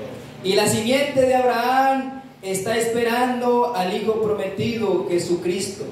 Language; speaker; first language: Spanish; native; Spanish